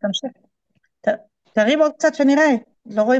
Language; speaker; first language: Hebrew; native; Hebrew